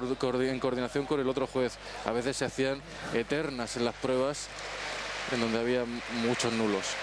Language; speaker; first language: Spanish; native; Spanish